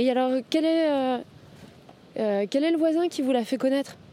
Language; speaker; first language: French; native; French